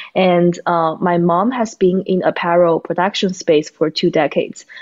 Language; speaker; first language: English; non-native, fluent; Chinese